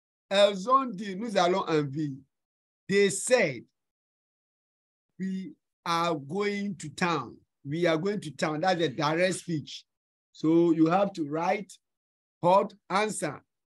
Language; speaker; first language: English; non-native, local second language; Akan